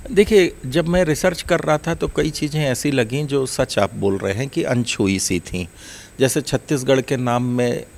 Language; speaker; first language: Hindi; native; Hindi